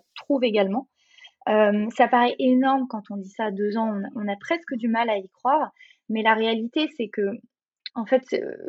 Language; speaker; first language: French; native; French